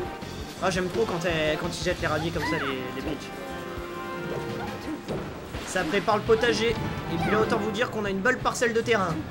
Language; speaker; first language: French; native; French